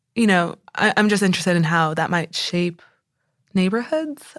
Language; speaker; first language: English; native; English